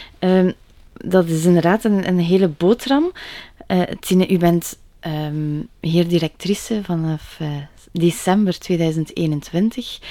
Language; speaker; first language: Dutch; native; Dutch